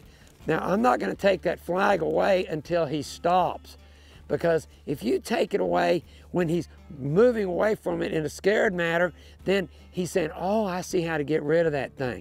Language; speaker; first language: English; native; English